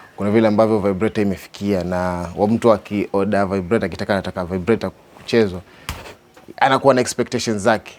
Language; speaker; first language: Swahili; native; Swahili